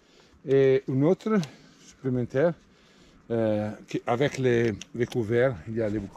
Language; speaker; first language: French; non-native, learner; Italian